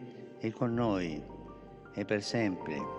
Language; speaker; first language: Italian; non-native, fluent; Spanish